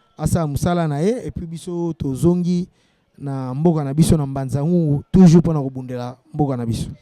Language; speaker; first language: Lingala; non-native, local second language; Kongo